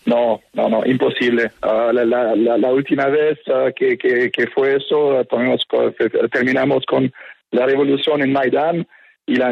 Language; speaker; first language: Spanish; non-native, fluent; French